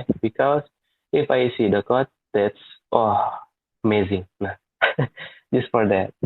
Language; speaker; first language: English; non-native, learner; Indonesian